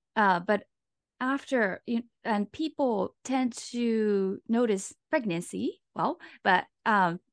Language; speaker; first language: English; non-native, fluent; Japanese